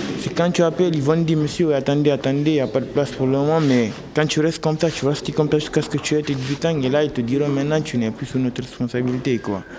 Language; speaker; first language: French; non-native, local second language; Fula